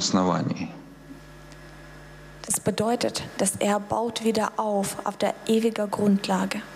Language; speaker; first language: German; non-native, fluent; Russian